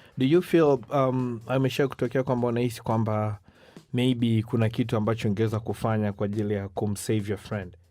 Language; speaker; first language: Swahili; native; Swahili